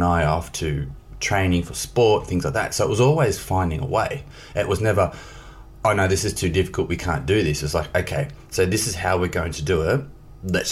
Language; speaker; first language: English; native; English